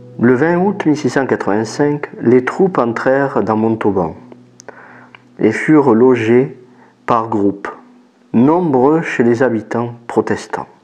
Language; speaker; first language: French; native; French